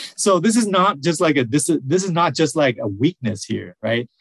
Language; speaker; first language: English; early bilingual, other home language; Vietnamese